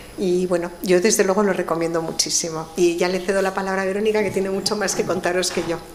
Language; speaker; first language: Spanish; native; Spanish